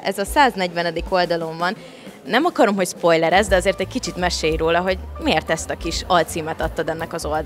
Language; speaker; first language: Hungarian; native; Hungarian